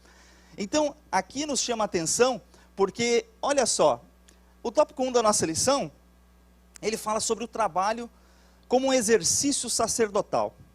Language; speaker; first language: Portuguese; native; Portuguese